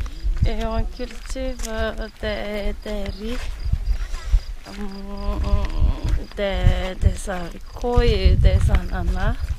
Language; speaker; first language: French; non-native, local second language; Malagasy